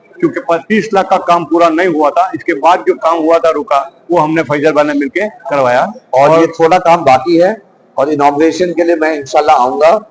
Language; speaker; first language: Hindi; non-native, local second language; Gujarati